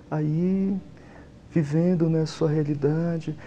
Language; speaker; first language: Portuguese; native; Portuguese